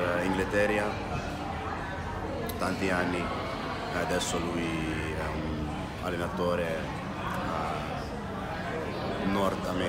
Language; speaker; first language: Italian; non-native, learner; Dutch